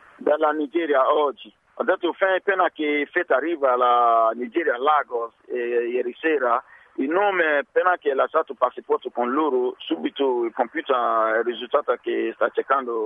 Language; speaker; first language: Italian; non-native, learner; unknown